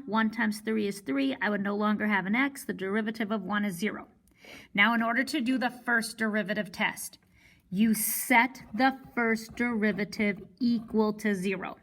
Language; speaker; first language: English; native; English